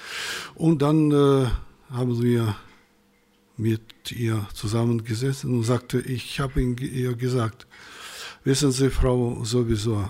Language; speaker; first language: German; non-native, fluent; Russian